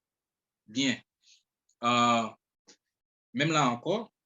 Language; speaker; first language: French; non-native, local second language; Haitian Creole